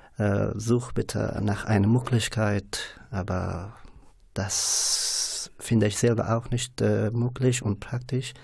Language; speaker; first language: German; non-native, fluent; Persian